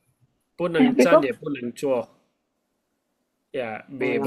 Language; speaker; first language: Chinese; non-native, fluent; Indonesian